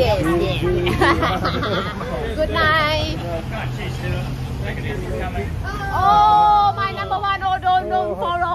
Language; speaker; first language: English; non-native, learner; Thai